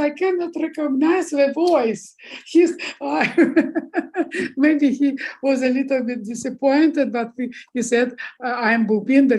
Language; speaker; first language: English; non-native, fluent; Russian